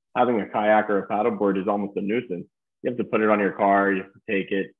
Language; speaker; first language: English; native; English